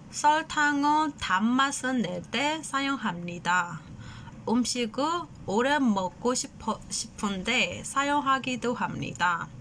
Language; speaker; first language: Korean; non-native, fluent; Burmese